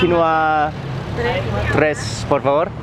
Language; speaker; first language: Spanish; non-native, learner; English